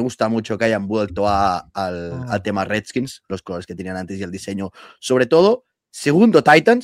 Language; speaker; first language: Spanish; native; Spanish